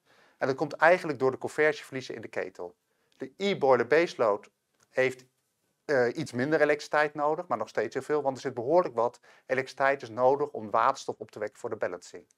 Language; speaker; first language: Dutch; native; Dutch